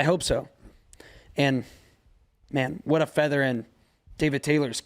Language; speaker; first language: English; native; English